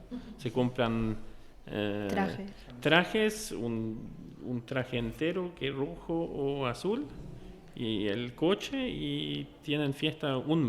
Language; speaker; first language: Spanish; non-native, fluent; Norwegian